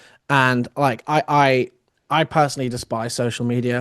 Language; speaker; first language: English; native; English